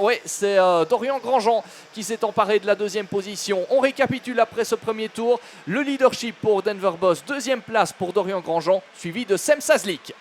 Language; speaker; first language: French; native; French